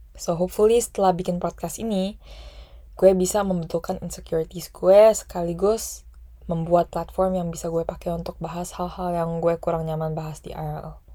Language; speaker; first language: Indonesian; non-native, local second language; English